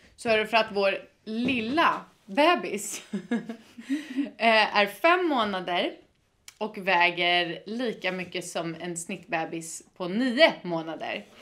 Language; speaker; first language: Swedish; native; Swedish